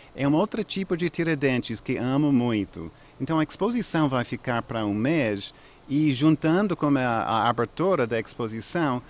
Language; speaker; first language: Portuguese; non-native, fluent; English